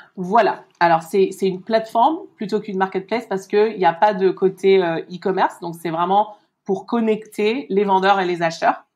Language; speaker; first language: French; early bilingual, heritage; French